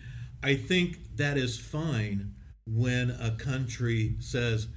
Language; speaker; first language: English; native; English